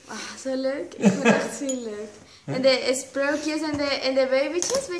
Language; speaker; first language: Dutch; non-native, learner; Spanish